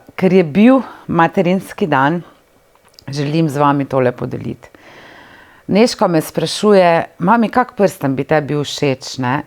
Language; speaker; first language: Slovenian; native; Slovenian